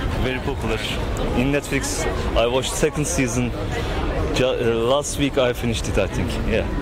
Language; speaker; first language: English; non-native, learner; Turkish